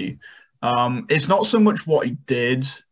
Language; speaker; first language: English; native; English